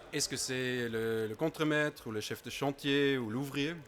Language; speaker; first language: French; non-native, fluent; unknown